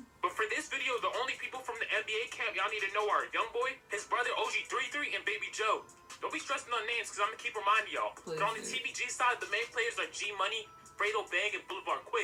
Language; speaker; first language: English; native; English